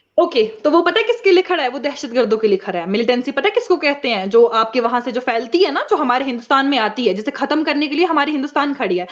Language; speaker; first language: Hindi; non-native, local second language; Kashmiri